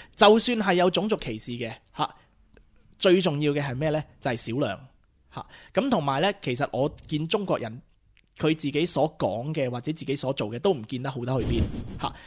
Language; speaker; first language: Cantonese; early bilingual, heritage; Cantonese